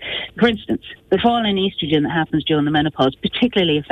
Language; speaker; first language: English; native; English